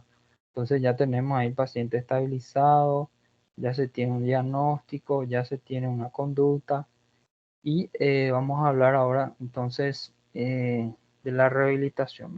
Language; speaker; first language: Spanish; non-native, fluent; Portuguese